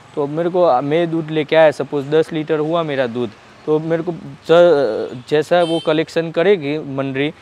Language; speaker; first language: Hindi; non-native, local second language; Gujarati